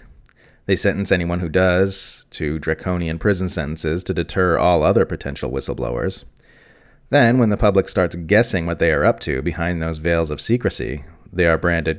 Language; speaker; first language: English; native; English